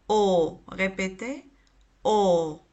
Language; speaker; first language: French; non-native, local second language; Arabic